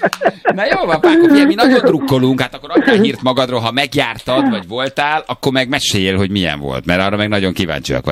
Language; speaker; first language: Hungarian; native; Hungarian